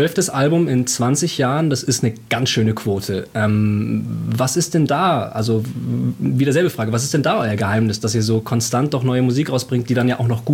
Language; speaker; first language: German; native; German